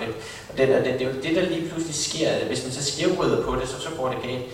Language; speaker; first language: Danish; native; Danish